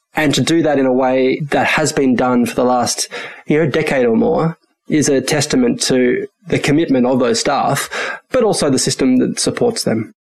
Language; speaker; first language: English; early bilingual, other home language; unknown